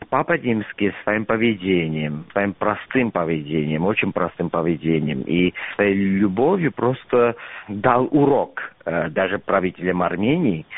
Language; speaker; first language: Russian; non-native, local second language; Armenian